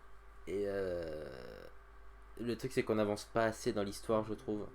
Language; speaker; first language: French; native; French